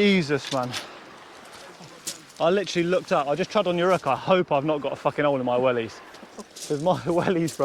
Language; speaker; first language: English; native; English